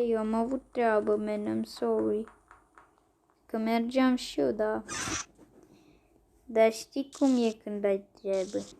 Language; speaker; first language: Romanian; native; Romanian